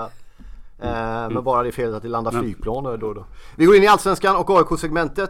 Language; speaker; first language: Swedish; native; Swedish